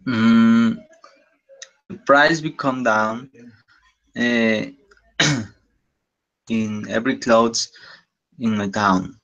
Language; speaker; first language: English; non-native, learner; Spanish